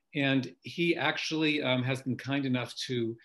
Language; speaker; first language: English; native; English